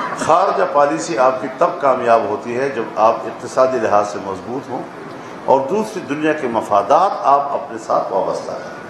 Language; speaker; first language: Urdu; non-native, local second language; Pashto